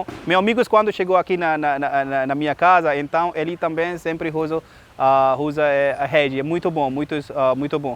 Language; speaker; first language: Portuguese; non-native, learner; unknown